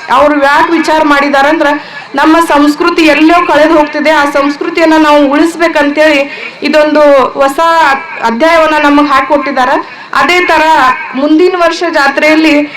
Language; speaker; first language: Kannada; native; Kannada